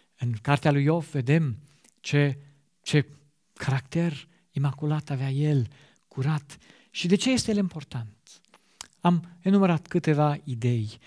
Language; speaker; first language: Romanian; non-native, fluent; German